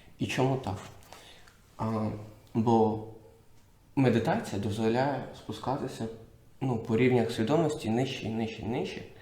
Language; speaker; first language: Ukrainian; native; Ukrainian